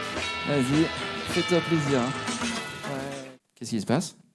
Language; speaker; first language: French; native; French